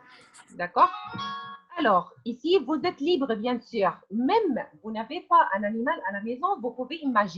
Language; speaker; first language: French; non-native, fluent; Arabic